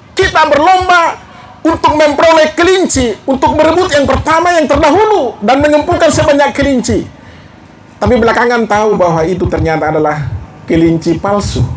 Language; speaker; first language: Indonesian; non-native, local second language; Batak Toba